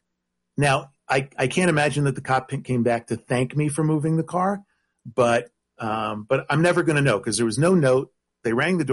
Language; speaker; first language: English; native; English